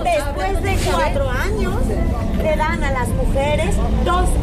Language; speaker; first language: Spanish; non-native, learner; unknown